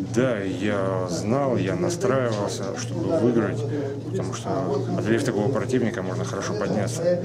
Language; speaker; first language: Russian; native; Russian